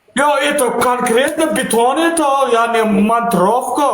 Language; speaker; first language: Russian; non-native, learner; Turkmen